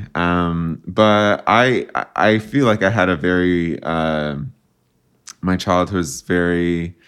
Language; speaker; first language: English; native; English